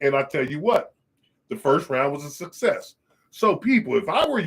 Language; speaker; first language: English; native; English